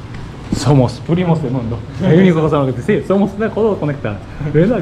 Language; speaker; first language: Spanish; non-native, learner; Japanese